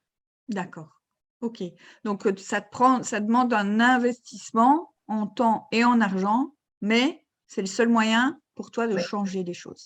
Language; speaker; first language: French; native; French